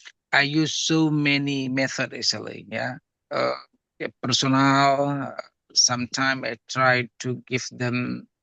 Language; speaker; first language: English; non-native, fluent; Indonesian